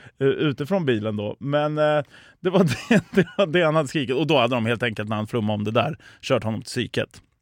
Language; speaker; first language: Swedish; native; Swedish